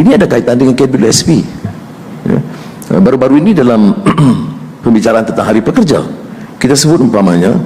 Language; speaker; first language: Malay; native; Malay